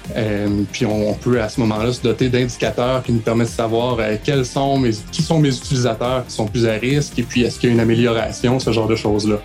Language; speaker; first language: French; native; French